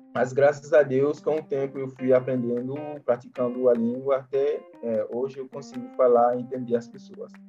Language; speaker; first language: Portuguese; non-native, fluent; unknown